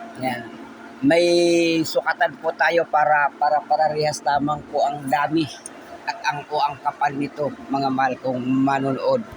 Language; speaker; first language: Filipino; non-native, local second language; Bikol